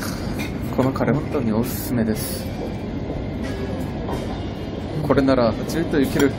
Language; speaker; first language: Japanese; non-native, fluent; Korean